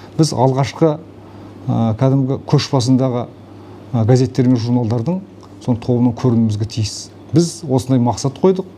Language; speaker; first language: Kazakh; native; Kazakh